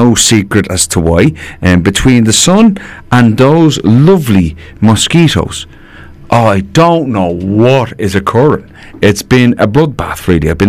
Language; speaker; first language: English; native; English